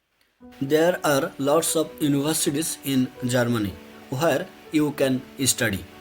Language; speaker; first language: English; non-native, fluent; Bangla